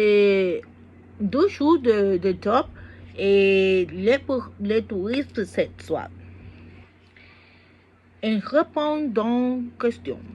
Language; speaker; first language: French; non-native, learner; Spanish